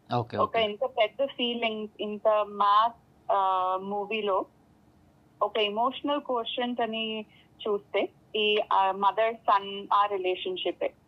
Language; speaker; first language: Telugu; non-native, fluent; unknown